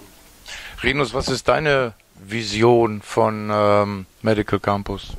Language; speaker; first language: German; native; German